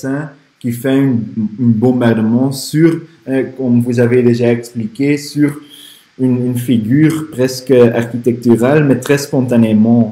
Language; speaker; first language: French; non-native, fluent; Dutch